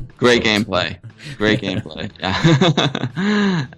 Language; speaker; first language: English; native; English